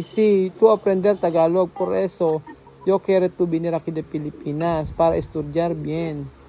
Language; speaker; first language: Spanish; non-native, learner; Filipino